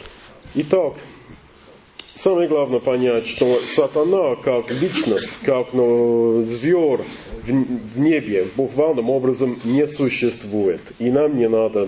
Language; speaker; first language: Russian; non-native, learner; English